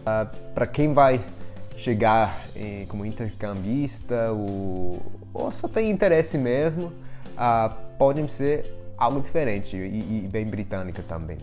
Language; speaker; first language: Portuguese; non-native, fluent; English